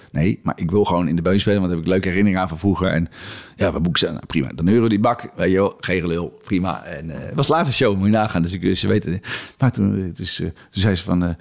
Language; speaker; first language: Dutch; native; Dutch